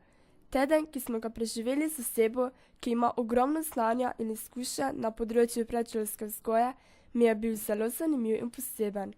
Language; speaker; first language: Slovenian; native; Slovenian